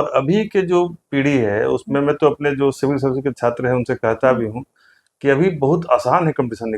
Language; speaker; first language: Hindi; native; Hindi